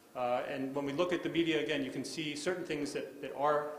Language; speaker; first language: English; native; English